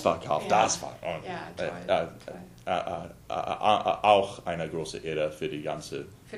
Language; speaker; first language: German; non-native, learner; English